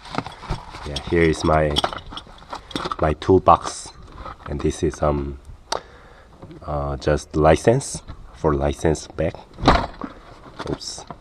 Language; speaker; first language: English; non-native, learner; Korean